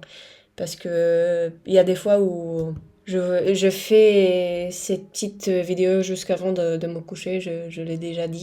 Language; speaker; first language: French; non-native, fluent; Spanish